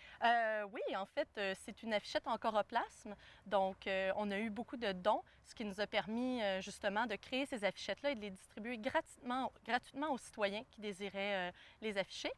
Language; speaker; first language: French; native; French